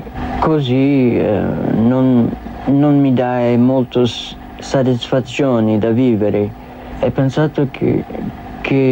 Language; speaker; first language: Italian; non-native, learner; English